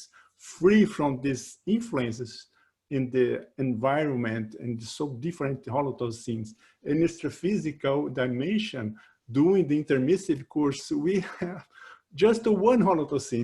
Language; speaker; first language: English; non-native, fluent; Portuguese